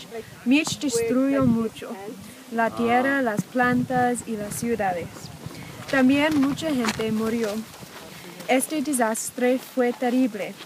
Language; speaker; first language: Spanish; non-native, learner; English